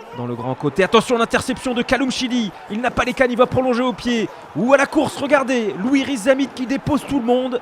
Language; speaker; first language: French; native; French